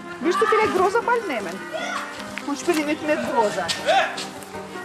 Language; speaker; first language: German; non-native, learner; Russian